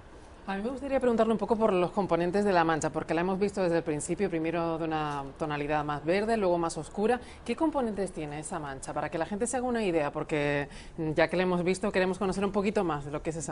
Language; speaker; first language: Spanish; native; Spanish